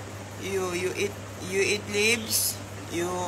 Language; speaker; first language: English; non-native, learner; Thai